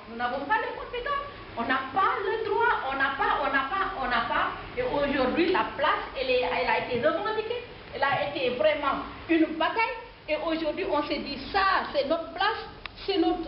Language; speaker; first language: French; non-native, local second language; Wolof